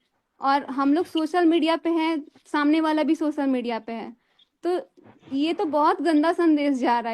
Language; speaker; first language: Hindi; native; Hindi